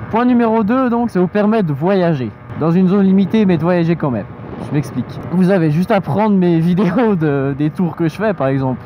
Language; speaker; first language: French; native; French